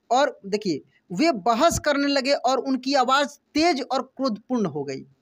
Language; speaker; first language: Hindi; native; Hindi